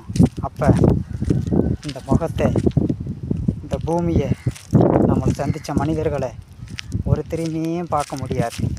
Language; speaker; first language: Tamil; native; Tamil